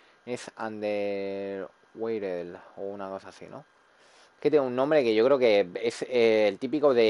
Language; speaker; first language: Spanish; native; Spanish